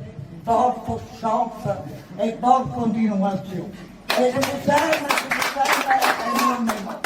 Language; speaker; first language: French; non-native, fluent; Italian